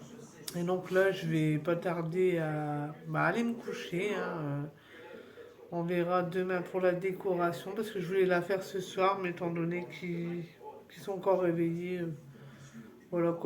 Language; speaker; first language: French; native; French